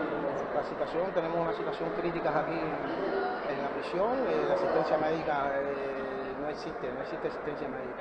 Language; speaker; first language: Spanish; native; Spanish